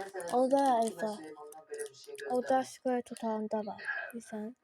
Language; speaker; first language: Turkish; non-native, learner; Azerbaijani